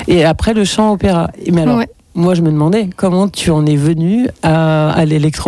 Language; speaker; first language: French; native; French